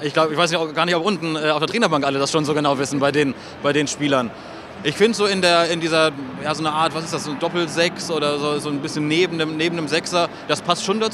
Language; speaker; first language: German; native; German